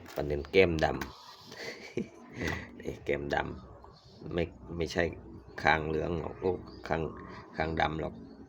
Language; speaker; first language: Thai; native; Thai